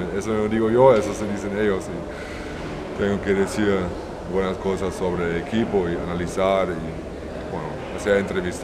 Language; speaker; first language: Spanish; non-native, learner; German